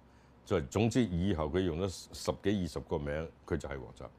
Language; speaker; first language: Chinese; native; Chinese